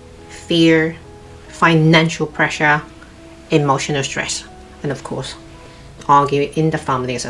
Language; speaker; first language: English; non-native, fluent; Cantonese